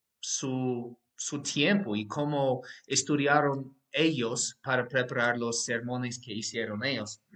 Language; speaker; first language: Spanish; non-native, fluent; English